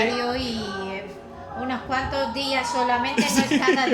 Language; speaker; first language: Spanish; non-native, fluent; Filipino